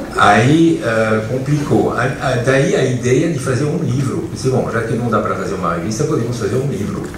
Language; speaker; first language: Portuguese; non-native, fluent; French